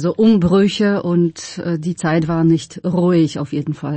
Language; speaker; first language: German; non-native, fluent; Polish